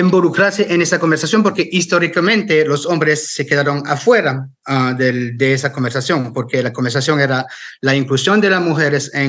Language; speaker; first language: Spanish; non-native, fluent; French